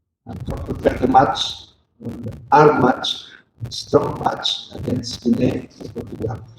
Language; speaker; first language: English; non-native, learner; Portuguese